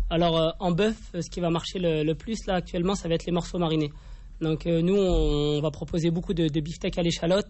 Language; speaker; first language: French; native; French